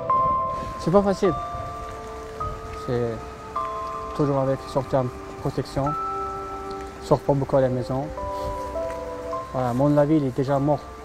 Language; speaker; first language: French; non-native, learner; Azerbaijani